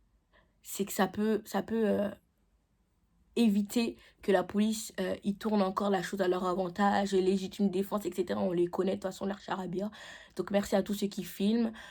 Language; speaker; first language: French; native; French